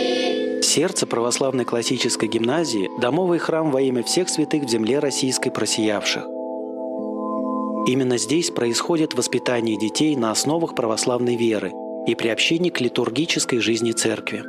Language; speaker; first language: Russian; native; Russian